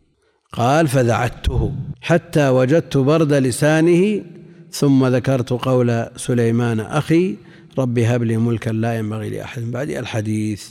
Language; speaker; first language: Arabic; native; Arabic